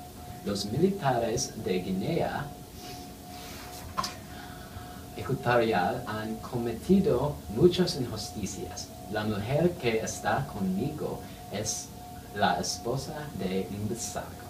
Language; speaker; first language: Spanish; non-native, learner; English